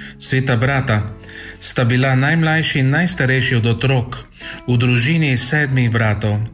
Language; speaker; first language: Slovenian; native; Slovenian